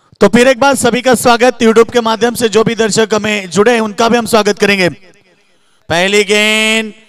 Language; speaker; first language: Hindi; non-native, local second language; Marathi